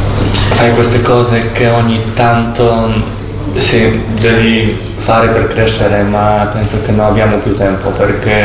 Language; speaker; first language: Italian; non-native, fluent; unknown